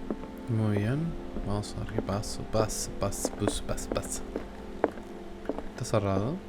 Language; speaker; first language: Spanish; native; Spanish